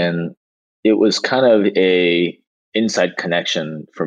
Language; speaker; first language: English; native; English